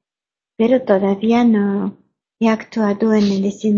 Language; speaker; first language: Spanish; non-native, learner; German